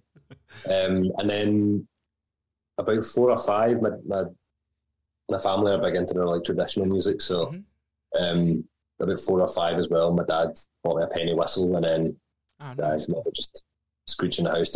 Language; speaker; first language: English; native; English